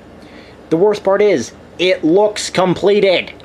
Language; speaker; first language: English; native; English